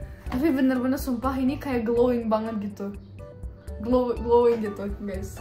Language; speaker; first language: Indonesian; non-native, fluent; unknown